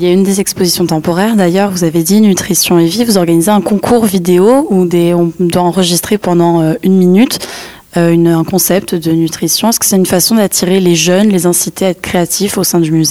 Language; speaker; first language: French; native; French